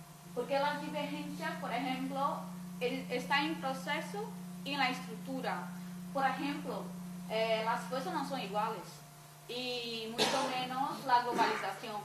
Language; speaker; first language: Spanish; non-native, fluent; Portuguese